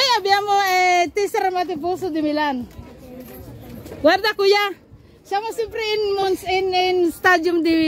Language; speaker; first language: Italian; non-native, learner; Filipino